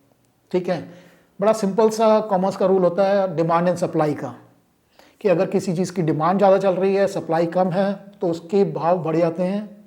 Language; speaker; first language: Hindi; native; Hindi